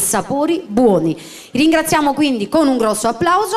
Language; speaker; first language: Italian; native; Italian